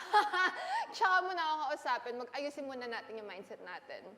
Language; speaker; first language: Filipino; native; Filipino